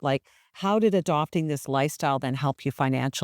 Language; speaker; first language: English; native; English